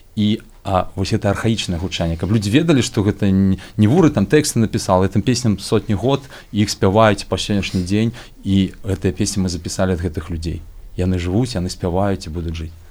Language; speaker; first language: Belarusian; non-native, local second language; Russian